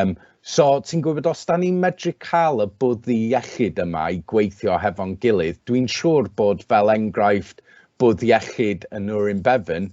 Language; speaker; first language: Welsh; non-native, local second language; English